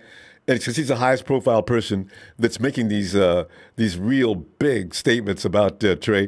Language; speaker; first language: English; native; English